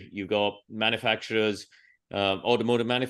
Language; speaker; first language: English; non-native, local second language; Tamil